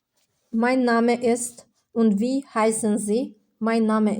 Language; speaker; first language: German; non-native, fluent; Albanian